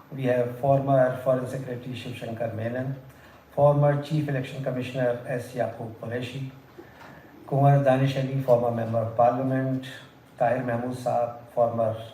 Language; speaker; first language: English; non-native, local second language; Hindi